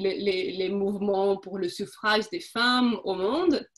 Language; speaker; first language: French; non-native, fluent; Portuguese